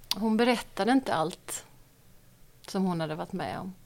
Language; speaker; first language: Swedish; native; Swedish